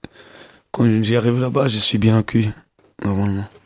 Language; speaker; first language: French; non-native, learner; Kabuverdianu